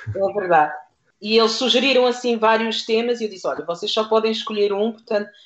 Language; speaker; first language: Portuguese; native; Portuguese